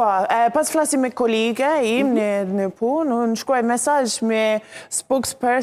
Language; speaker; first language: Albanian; non-native, learner; English